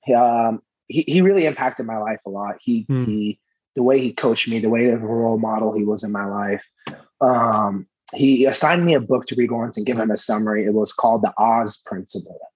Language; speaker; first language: English; early bilingual, other home language; Persian